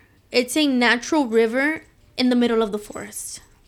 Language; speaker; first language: English; early bilingual, other home language; Spanish